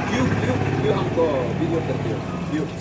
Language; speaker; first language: Hindi; non-native, learner; Arabic